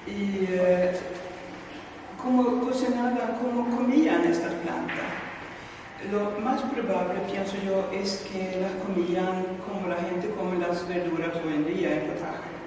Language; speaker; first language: Spanish; non-native, fluent; Swedish